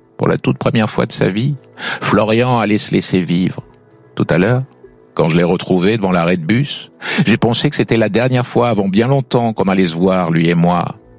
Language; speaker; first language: French; native; French